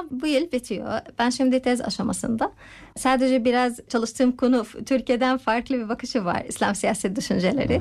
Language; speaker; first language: Turkish; non-native, learner; Arabic